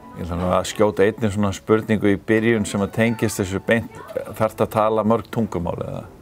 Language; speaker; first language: Icelandic; native; Icelandic